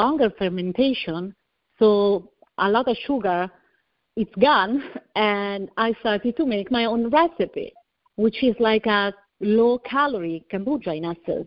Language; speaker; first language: English; non-native, fluent; Italian